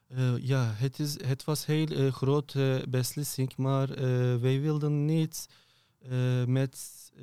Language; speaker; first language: Dutch; non-native, fluent; Turkish